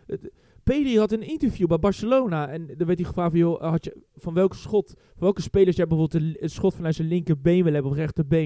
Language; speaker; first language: Dutch; native; Dutch